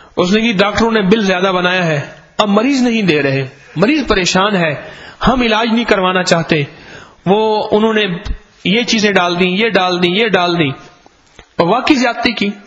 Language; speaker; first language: Urdu; non-native, local second language; Punjabi